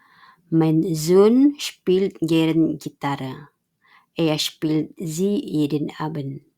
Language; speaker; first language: German; non-native, fluent; Indonesian